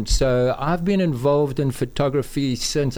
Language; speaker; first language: English; native; English